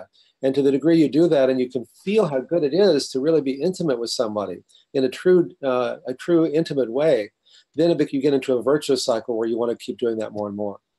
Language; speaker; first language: English; native; English